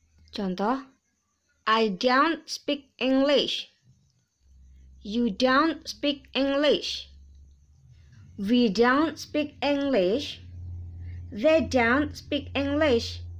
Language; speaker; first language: English; non-native, fluent; Indonesian